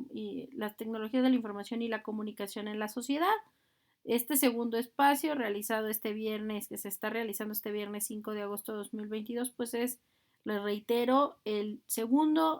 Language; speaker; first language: Spanish; native; Spanish